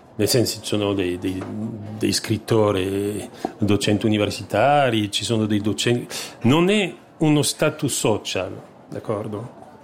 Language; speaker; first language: Italian; non-native, fluent; French